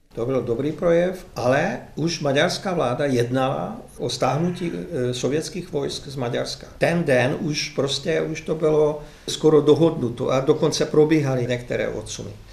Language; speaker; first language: Czech; non-native, fluent; Hungarian